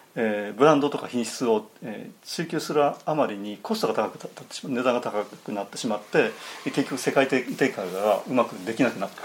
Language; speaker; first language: Japanese; native; Japanese